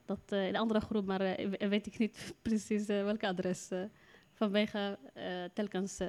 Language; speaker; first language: Dutch; non-native, learner; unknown